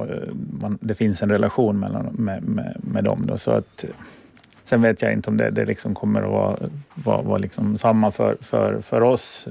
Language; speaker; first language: Swedish; native; Swedish